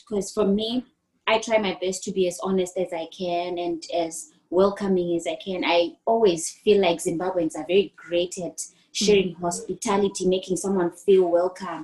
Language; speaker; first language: English; non-native, local second language; Shona